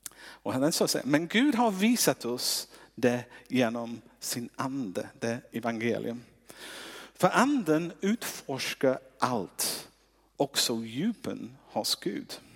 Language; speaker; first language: Swedish; non-native, fluent; English